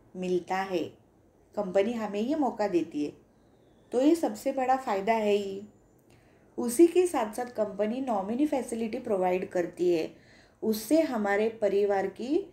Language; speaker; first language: Hindi; non-native, local second language; Marathi